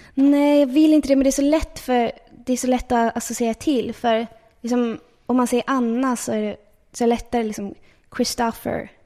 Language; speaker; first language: Swedish; early bilingual, other home language; Persian